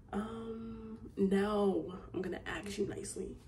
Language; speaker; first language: English; native; English